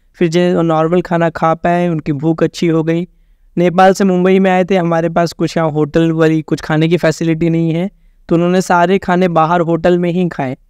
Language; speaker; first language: Hindi; native; Hindi